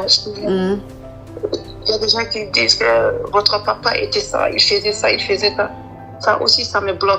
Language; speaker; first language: French; non-native, learner; Arabic